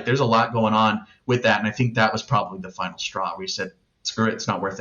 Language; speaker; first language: English; native; English